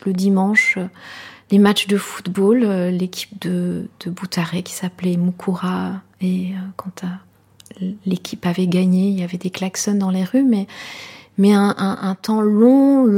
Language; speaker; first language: French; non-native, local second language; Kinyarwanda